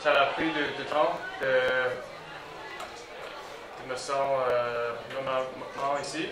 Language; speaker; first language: French; non-native, learner; English